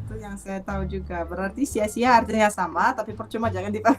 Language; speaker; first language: Indonesian; non-native, fluent; Russian